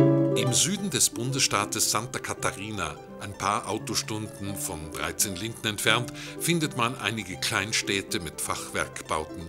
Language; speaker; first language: German; native; German